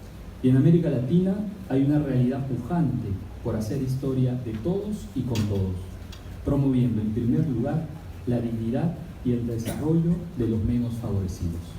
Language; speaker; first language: Spanish; native; Spanish